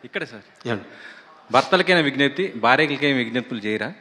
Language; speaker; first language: Telugu; native; Telugu